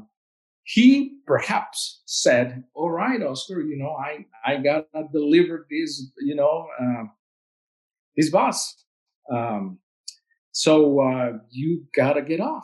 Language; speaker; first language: English; non-native, fluent; Spanish